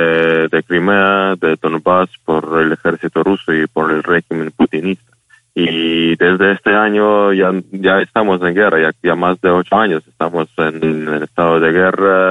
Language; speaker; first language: Spanish; non-native, fluent; Ukrainian